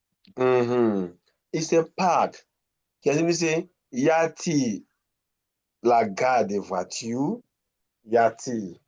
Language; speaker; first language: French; non-native, fluent; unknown